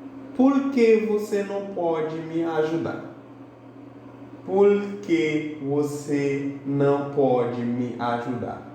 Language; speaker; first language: Portuguese; non-native, fluent; Haitian Creole